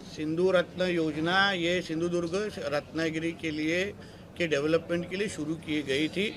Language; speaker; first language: Hindi; non-native, local second language; Marathi